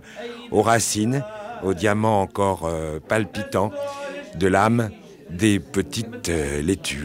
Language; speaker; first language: French; native; French